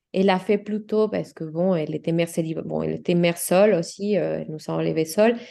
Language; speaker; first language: French; non-native, fluent; Spanish